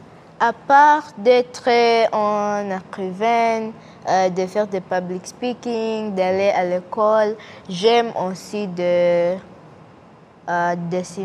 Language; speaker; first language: French; non-native, learner; English